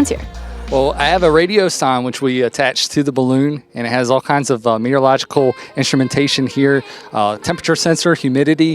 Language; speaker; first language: English; native; English